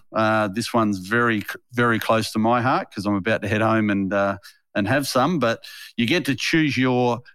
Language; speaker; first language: English; native; English